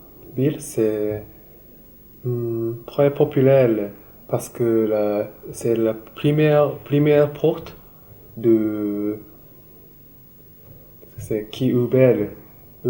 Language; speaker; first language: French; non-native, learner; Japanese